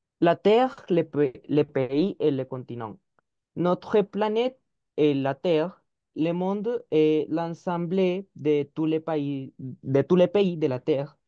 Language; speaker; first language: French; non-native, fluent; Spanish